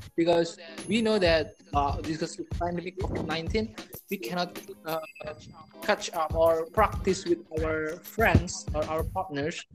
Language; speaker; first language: English; non-native, learner; Indonesian